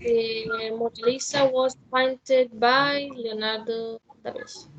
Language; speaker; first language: English; non-native, learner; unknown